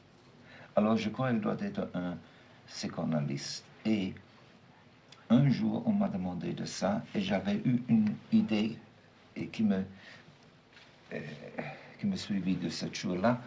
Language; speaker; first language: French; non-native, fluent; German